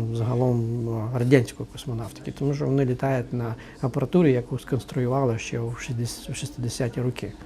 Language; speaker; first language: Ukrainian; non-native, fluent; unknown